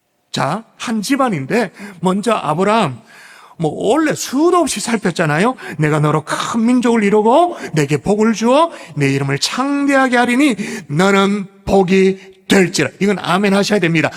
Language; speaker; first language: Korean; native; Korean